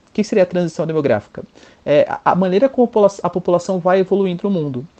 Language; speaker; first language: Portuguese; native; Portuguese